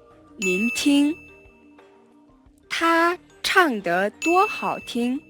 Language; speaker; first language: Chinese; non-native, learner; Mongolian